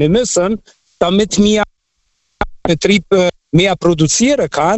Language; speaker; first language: German; non-native, fluent; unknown